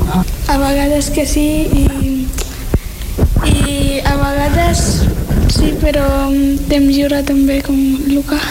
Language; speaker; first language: Catalan; non-native, learner; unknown